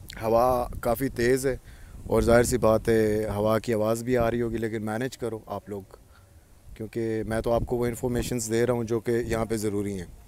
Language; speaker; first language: Urdu; non-native, local second language; Punjabi